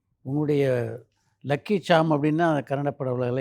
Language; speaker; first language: Tamil; native; Tamil